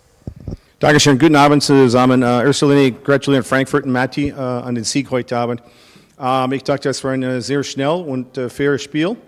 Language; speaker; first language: German; non-native, fluent; English